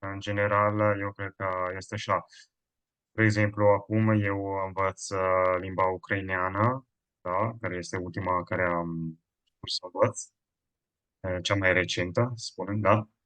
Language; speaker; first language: Romanian; non-native, fluent; Italian